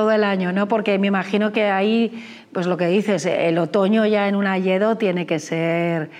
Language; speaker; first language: Spanish; native; Spanish